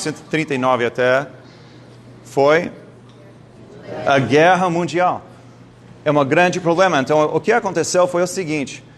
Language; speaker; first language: Portuguese; non-native, fluent; English